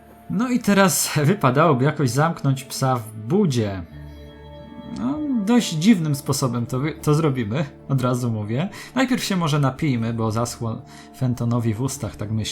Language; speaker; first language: Polish; native; Polish